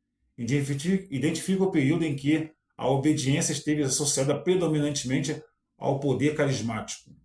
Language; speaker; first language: Portuguese; native; Portuguese